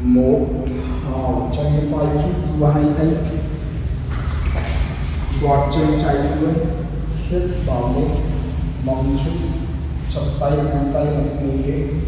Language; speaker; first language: Vietnamese; non-native, learner; Hindi